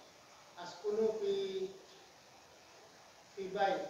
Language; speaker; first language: Arabic; non-native, learner; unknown